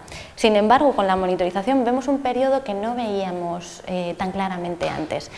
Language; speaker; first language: Spanish; native; Spanish